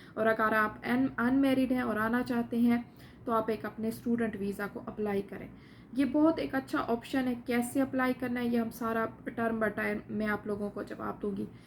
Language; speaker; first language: Urdu; non-native, local second language; Saraiki